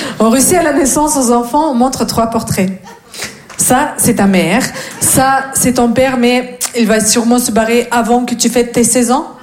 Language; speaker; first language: French; non-native, fluent; Russian